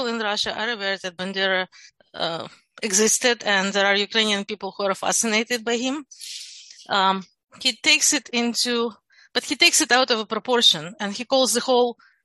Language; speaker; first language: English; non-native, fluent; Russian